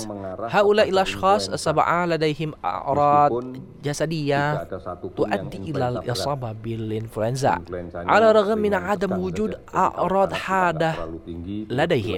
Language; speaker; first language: Arabic; non-native, fluent; Indonesian